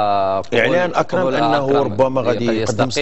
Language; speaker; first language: Arabic; native; Arabic